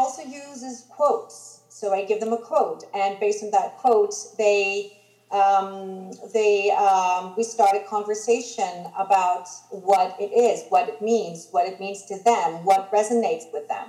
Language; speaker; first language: English; non-native, fluent; Greek